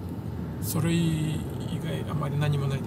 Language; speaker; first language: Japanese; non-native, fluent; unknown